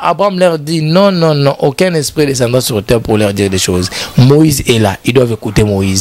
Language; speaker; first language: French; non-native, local second language; Lingala